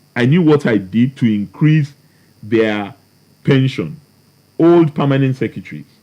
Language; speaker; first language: English; non-native, local second language; Yoruba